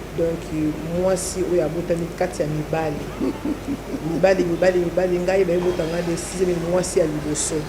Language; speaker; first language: Lingala; native; Lingala